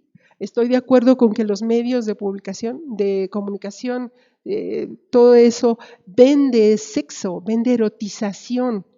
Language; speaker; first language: Spanish; native; Spanish